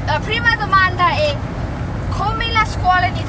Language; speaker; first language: Italian; non-native, learner; English